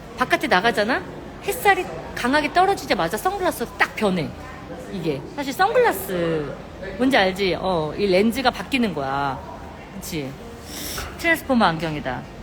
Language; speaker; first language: Korean; native; Korean